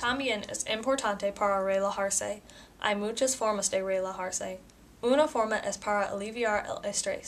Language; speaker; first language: Spanish; non-native, learner; English